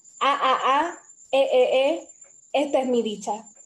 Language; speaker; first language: Spanish; early bilingual, heritage; Spanish